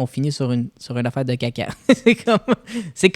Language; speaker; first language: French; native; French